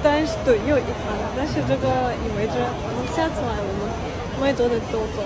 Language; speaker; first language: Chinese; non-native, learner; Russian